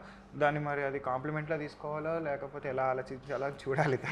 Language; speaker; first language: Telugu; native; Telugu